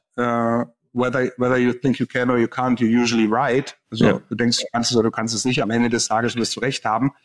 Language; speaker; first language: German; native; German